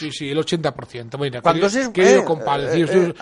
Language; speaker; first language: Spanish; native; Spanish